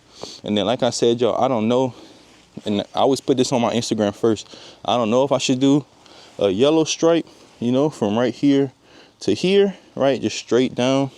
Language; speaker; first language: English; native; English